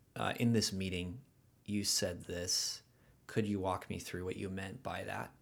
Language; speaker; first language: English; native; English